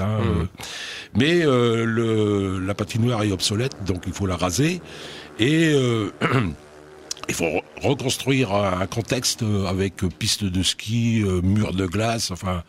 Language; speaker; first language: French; native; French